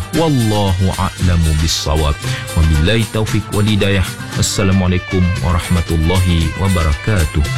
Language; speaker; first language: Malay; native; Malay